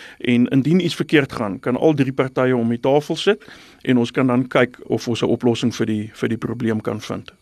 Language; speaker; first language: Afrikaans; non-native, local second language; English